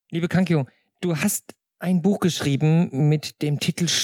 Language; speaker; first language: German; native; German